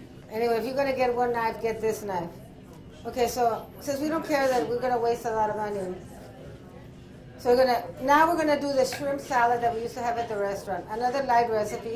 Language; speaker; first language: English; early bilingual, other home language; Spanish